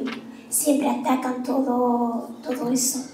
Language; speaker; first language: Spanish; non-native, fluent; Arabic